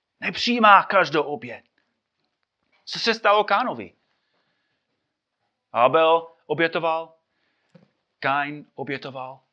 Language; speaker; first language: Czech; non-native, fluent; English